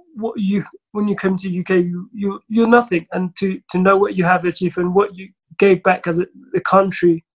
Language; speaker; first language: English; early bilingual, other home language; Somali